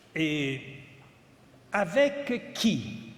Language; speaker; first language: French; non-native, fluent; Italian